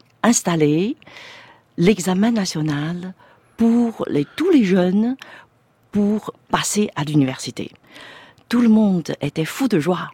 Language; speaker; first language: French; non-native, fluent; Chinese